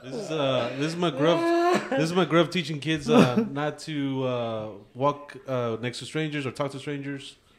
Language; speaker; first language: English; early bilingual, other home language; Spanish